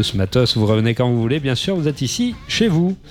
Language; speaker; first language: French; native; French